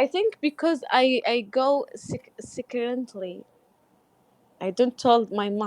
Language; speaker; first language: English; non-native, learner; Arabic